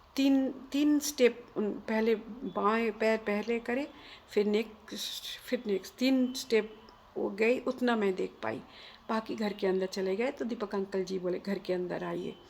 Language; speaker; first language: Hindi; non-native, local second language; Bangla